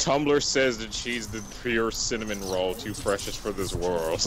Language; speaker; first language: English; native; English